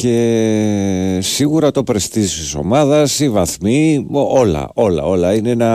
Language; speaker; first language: Greek; native; Greek